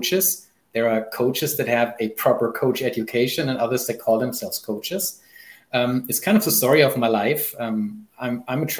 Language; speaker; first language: English; non-native, fluent; German